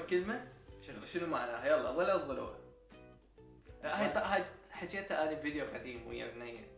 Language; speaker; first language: Arabic; native; Arabic